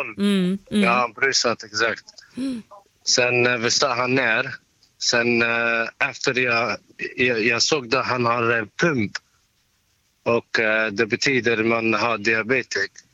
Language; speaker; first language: Swedish; non-native, fluent; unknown